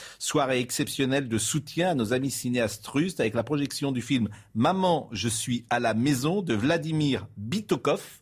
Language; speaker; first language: French; native; French